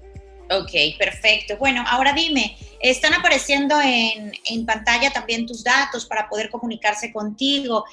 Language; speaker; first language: Spanish; native; Spanish